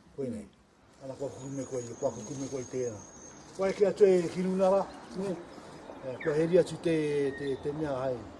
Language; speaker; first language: Māori; native; Māori